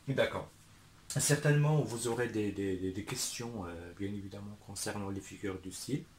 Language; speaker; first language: French; non-native, local second language; Arabic